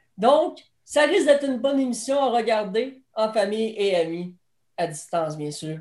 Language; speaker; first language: French; native; French